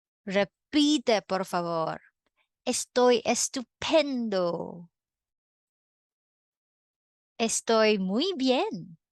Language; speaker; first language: Spanish; non-native, fluent; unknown